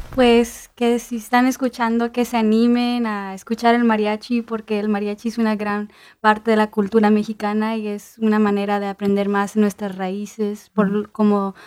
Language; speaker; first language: Spanish; early bilingual, heritage; Spanish